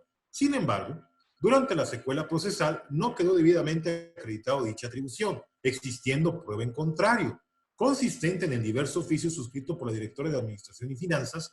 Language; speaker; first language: Spanish; native; Spanish